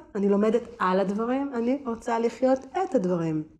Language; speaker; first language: Hebrew; native; Hebrew